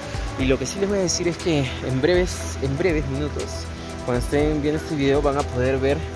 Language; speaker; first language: Spanish; native; Spanish